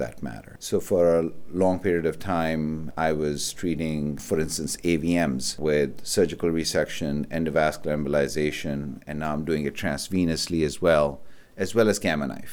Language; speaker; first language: English; non-native, local second language; Urdu